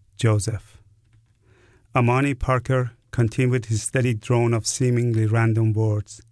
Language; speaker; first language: English; non-native, fluent; Persian